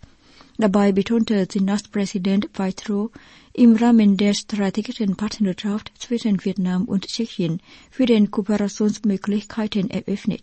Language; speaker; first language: German; non-native, fluent; Vietnamese